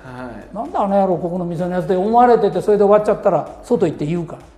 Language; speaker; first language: Japanese; native; Japanese